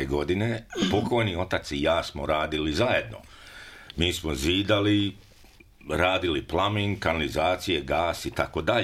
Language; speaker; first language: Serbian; early bilingual, heritage; Serbian